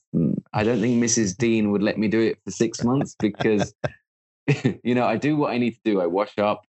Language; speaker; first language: English; native; English